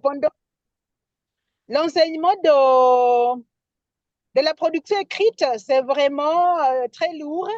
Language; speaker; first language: French; non-native, fluent; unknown